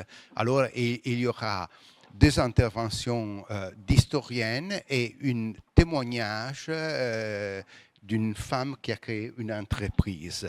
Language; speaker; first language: French; non-native, fluent; Italian